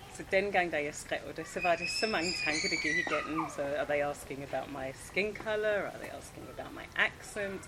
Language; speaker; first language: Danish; non-native, fluent; English